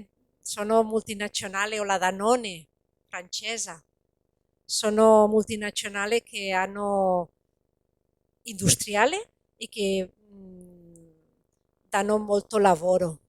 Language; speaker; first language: Italian; non-native, fluent; Catalan